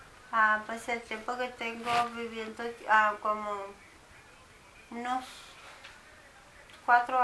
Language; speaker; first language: Spanish; native; Spanish